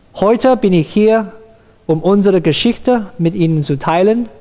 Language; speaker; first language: German; non-native, learner; Cantonese